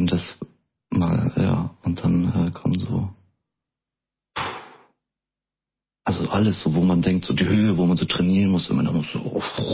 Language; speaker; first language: German; native; German